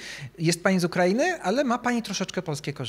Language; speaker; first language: Polish; native; Polish